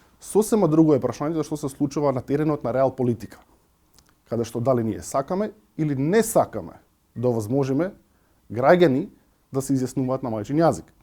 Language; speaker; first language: Macedonian; non-native, local second language; Albanian